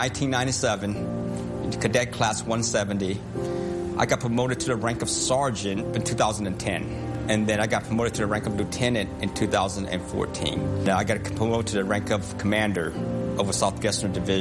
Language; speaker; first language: English; non-native, local second language; Cantonese